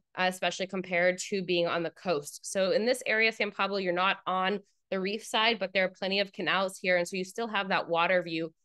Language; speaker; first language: English; native; English